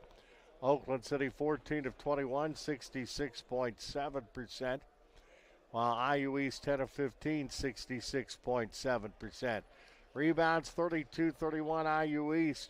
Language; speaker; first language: English; native; English